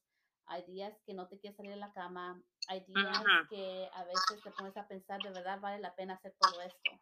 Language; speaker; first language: Spanish; native; Spanish